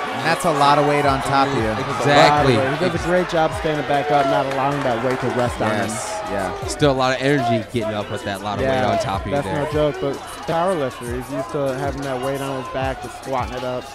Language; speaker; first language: English; native; English